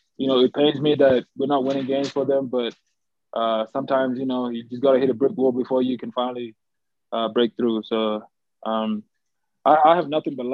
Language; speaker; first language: English; native; English